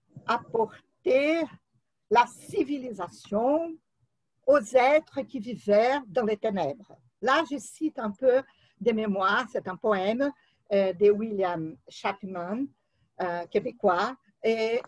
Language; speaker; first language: French; non-native, fluent; Portuguese